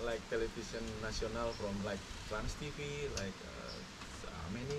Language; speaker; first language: English; non-native, learner; Indonesian